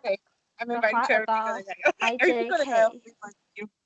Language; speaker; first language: English; non-native, learner; Chinese